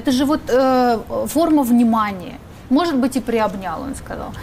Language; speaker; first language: Russian; native; Russian